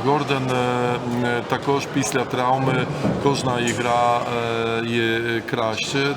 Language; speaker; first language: Ukrainian; non-native, learner; Polish